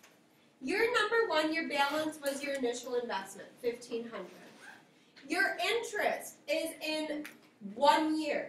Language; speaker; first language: English; native; English